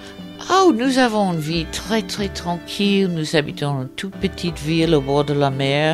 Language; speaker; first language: French; non-native, fluent; English